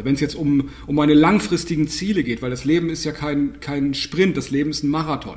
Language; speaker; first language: German; native; German